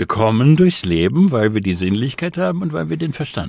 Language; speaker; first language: German; native; German